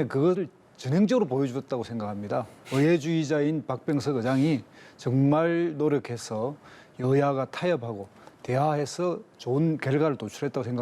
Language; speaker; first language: Korean; native; Korean